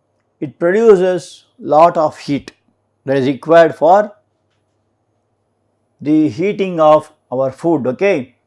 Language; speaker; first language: English; non-native, local second language; Kannada